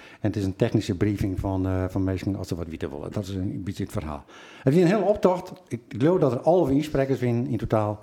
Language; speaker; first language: Dutch; non-native, local second language; Western Frisian